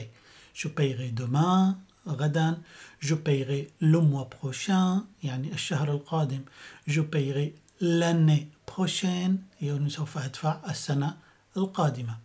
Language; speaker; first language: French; non-native, fluent; Arabic